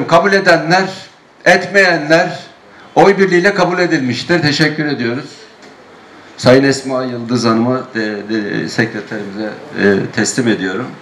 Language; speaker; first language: Turkish; native; Turkish